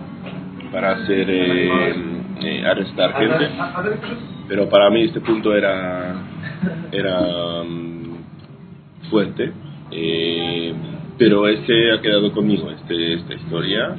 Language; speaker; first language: Spanish; non-native, fluent; Hebrew